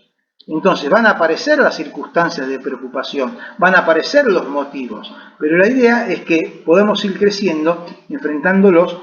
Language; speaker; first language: Spanish; native; Spanish